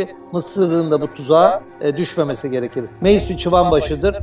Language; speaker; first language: Turkish; native; Turkish